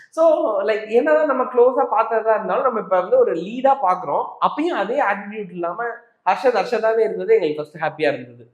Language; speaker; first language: Tamil; native; Tamil